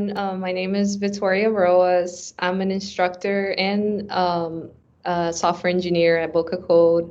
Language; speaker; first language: English; early bilingual, other home language; Portuguese